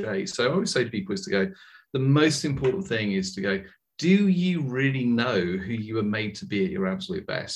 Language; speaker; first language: English; native; English